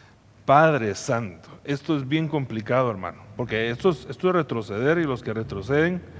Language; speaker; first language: Spanish; native; Spanish